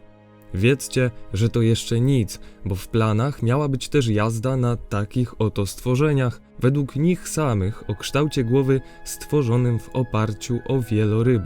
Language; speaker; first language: Polish; native; Polish